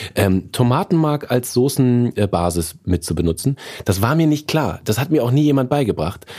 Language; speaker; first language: German; native; German